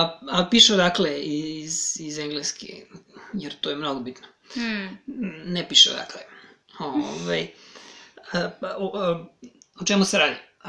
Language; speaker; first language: Serbian; native; Serbian